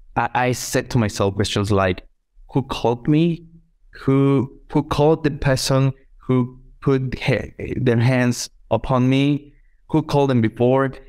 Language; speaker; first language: English; non-native, fluent; Spanish